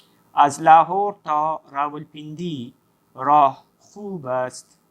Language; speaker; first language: Persian; non-native, fluent; Urdu